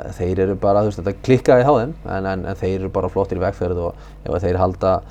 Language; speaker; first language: Icelandic; native; Icelandic